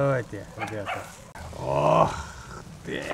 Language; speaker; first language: Russian; non-native, local second language; Uyghur